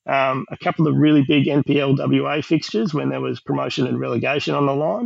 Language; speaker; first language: English; native; English